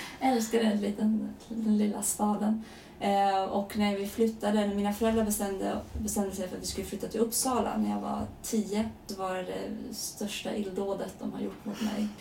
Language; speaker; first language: Swedish; early bilingual, other home language; Persian